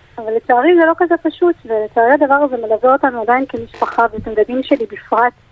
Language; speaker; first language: Hebrew; native; Hebrew